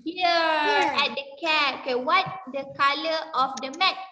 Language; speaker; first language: English; non-native, local second language; Malay